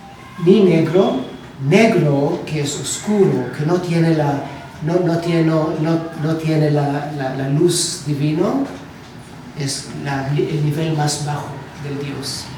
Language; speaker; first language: Spanish; non-native, learner; Hebrew